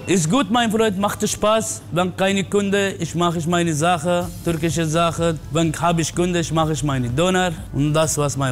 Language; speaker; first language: German; non-native, learner; Turkish